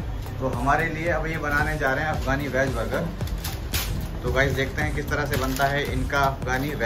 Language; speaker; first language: Hindi; native; Hindi